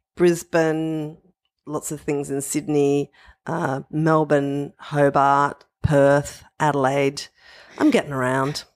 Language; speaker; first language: English; native; English